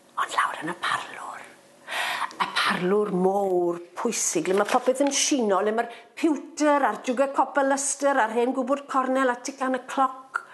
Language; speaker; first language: Welsh; non-native, local second language; English